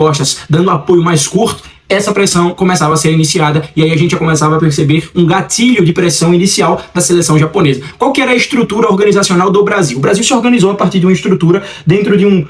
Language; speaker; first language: Portuguese; native; Portuguese